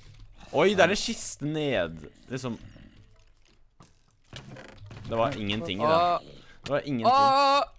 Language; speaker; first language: Norwegian; native; Norwegian